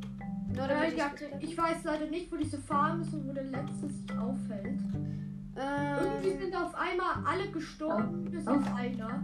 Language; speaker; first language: German; native; German